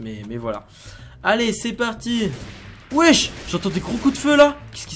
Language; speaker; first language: French; native; French